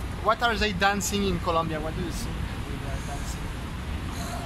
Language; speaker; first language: English; non-native, learner; French